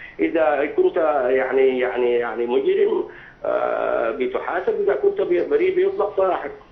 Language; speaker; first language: Arabic; native; Arabic